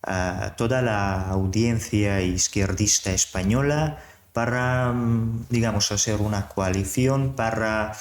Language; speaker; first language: Spanish; non-native, fluent; Serbian